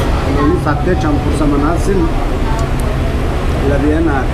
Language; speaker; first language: Indonesian; non-native, learner; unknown